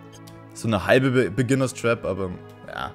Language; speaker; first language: German; native; German